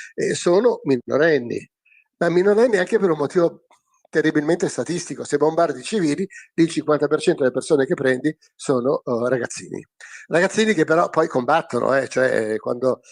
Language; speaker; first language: Italian; native; Italian